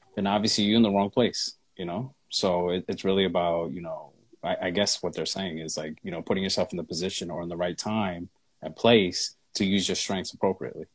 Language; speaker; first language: English; native; English